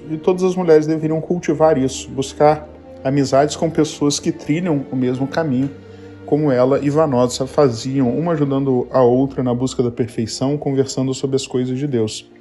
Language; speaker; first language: Portuguese; native; Portuguese